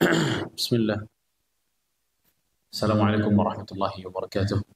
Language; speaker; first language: Arabic; non-native, fluent; Indonesian